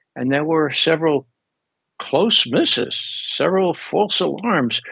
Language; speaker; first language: English; native; English